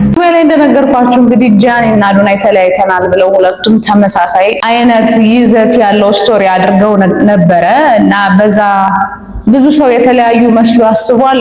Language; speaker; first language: Amharic; native; Amharic